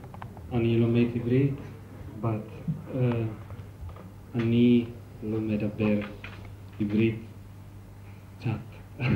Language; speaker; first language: Hebrew; non-native, learner; Czech